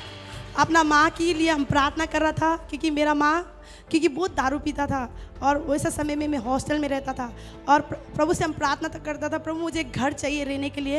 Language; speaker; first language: Hindi; non-native, local second language; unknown